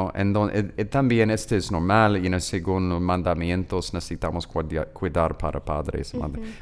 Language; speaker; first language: Spanish; non-native, learner; English